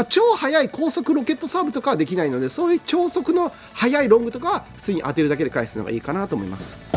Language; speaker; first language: Japanese; native; Japanese